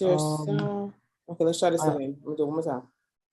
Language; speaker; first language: English; native; English